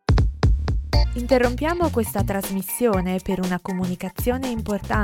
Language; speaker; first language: Italian; non-native, learner; English